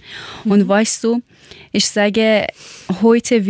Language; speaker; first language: German; non-native, learner; Persian